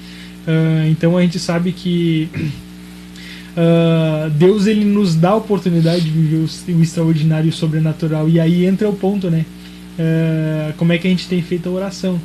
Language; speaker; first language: Portuguese; native; Portuguese